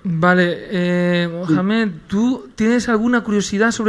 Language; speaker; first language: Spanish; native; Spanish